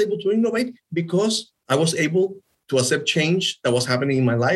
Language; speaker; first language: English; non-native, fluent; Spanish